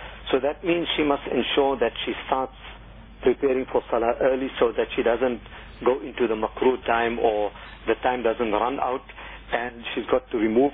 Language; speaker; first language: English; native; English